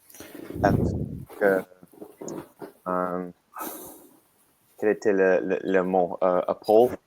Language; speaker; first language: French; non-native, learner; English